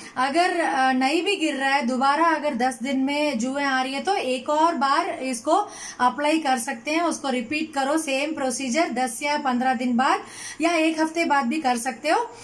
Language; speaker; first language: Hindi; non-native, local second language; Tamil